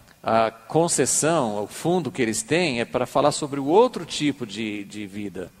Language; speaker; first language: Portuguese; native; Portuguese